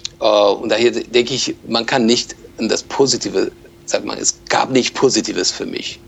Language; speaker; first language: German; non-native, fluent; Persian